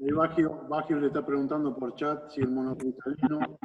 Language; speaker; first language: Spanish; native; Spanish